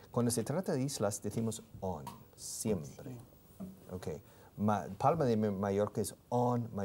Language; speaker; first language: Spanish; non-native, fluent; English